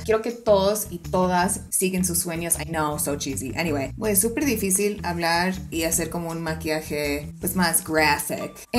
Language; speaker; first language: Spanish; early bilingual, other home language; English